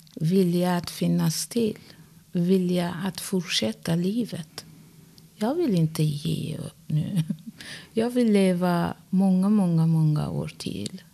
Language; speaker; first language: Swedish; non-native, fluent; Persian